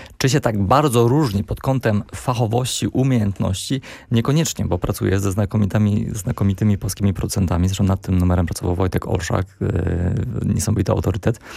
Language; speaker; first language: Polish; early bilingual, heritage; Polish